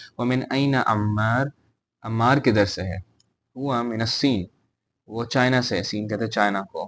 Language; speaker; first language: Urdu; native; Urdu